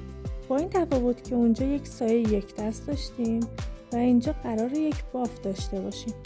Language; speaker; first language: Persian; native; Persian